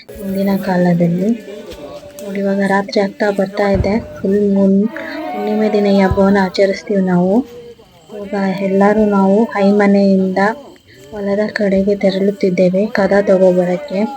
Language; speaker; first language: Kannada; non-native, local second language; Kodava